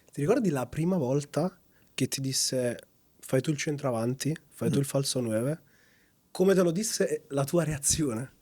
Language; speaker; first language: Italian; native; Italian